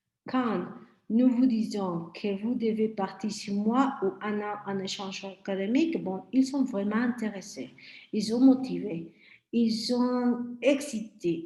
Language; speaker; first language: French; non-native, fluent; Spanish